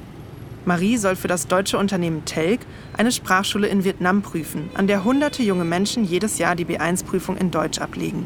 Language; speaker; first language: German; native; German